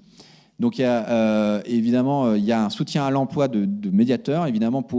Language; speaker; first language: French; native; French